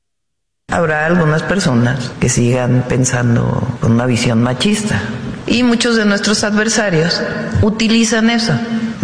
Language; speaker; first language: Spanish; native; Spanish